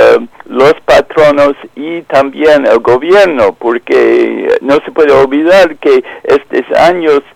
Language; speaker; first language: Spanish; non-native, fluent; English